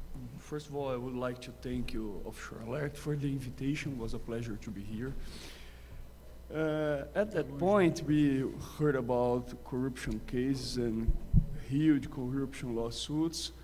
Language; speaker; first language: English; non-native, fluent; Portuguese